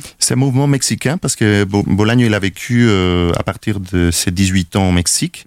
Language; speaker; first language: French; non-native, fluent; Spanish